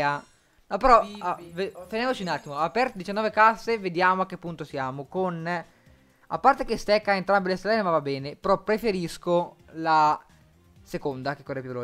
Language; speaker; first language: Italian; native; Italian